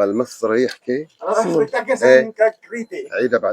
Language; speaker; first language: Arabic; native; Arabic